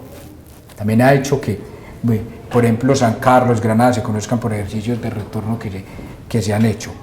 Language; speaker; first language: Spanish; native; Spanish